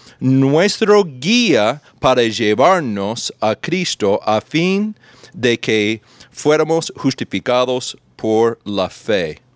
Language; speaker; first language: Spanish; non-native, fluent; English